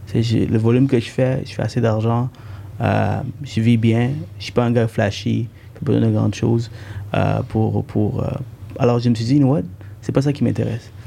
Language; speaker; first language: French; early bilingual, other home language; Tamil